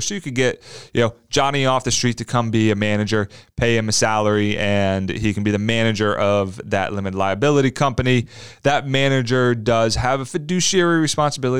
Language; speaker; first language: English; native; English